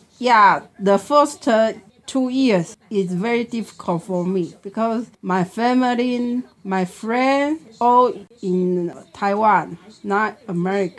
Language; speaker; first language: English; non-native, learner; Chinese